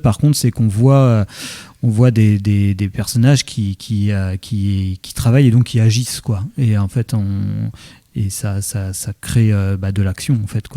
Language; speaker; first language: French; native; French